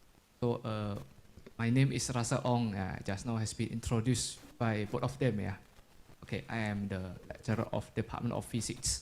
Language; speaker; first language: English; non-native, fluent; Indonesian